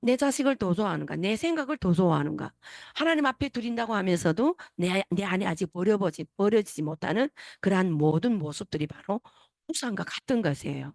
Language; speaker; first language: Korean; native; Korean